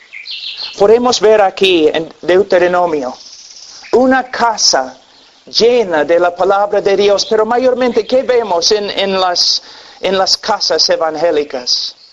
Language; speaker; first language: Spanish; non-native, fluent; English